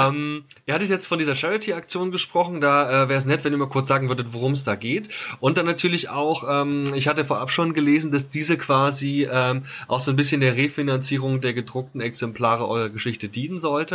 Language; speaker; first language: German; native; German